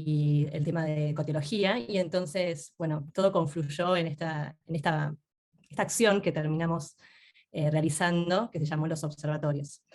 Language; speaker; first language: Spanish; native; Spanish